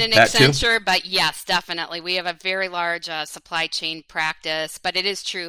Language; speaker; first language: English; native; English